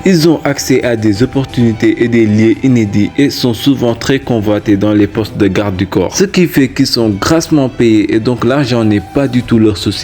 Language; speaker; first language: French; native; French